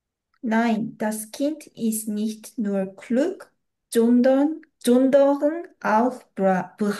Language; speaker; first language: German; non-native, learner; Korean